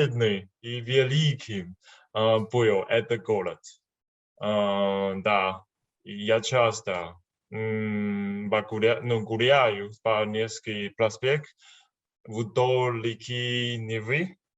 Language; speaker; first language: Russian; non-native, learner; Chinese